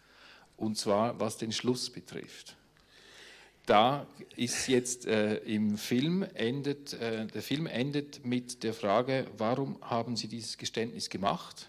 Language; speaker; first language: German; native; German